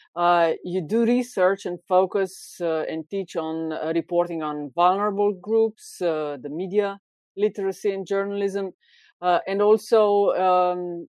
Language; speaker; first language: English; non-native, fluent; Slovenian